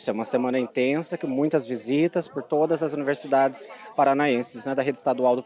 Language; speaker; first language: Portuguese; native; Portuguese